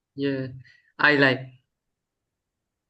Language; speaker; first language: English; non-native, learner; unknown